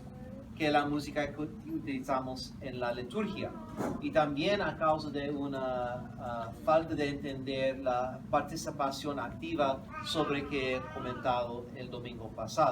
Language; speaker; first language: Spanish; non-native, fluent; English